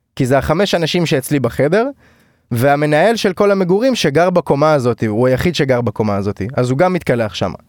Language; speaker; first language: Hebrew; native; Hebrew